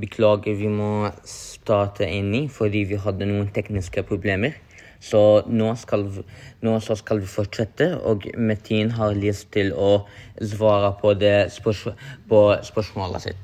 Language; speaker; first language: Norwegian; non-native, local second language; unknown